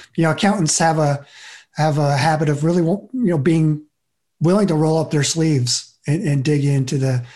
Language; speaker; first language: English; native; English